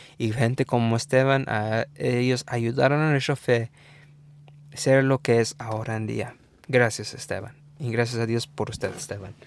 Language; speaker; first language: Spanish; early bilingual, heritage; English